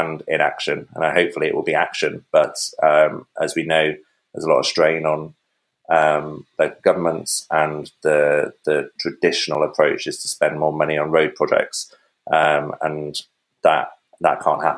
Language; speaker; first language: English; native; English